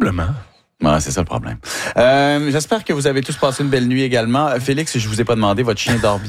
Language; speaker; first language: French; native; French